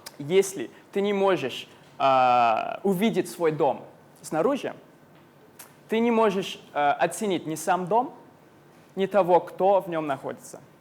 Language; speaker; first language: Russian; non-native, fluent; English